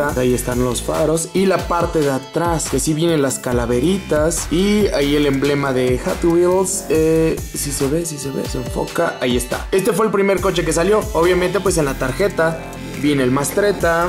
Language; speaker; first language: Spanish; native; Spanish